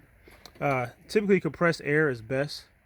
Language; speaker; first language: English; native; English